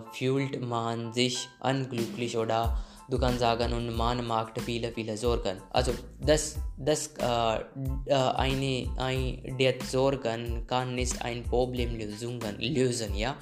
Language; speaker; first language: German; non-native, learner; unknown